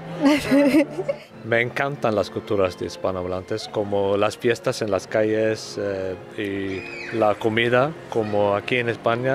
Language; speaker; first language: Spanish; non-native, learner; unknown